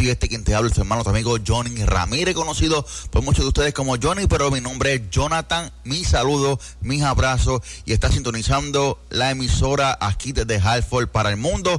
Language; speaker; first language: Spanish; native; Spanish